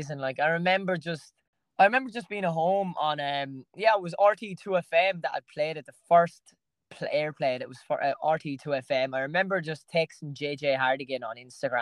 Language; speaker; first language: English; native; English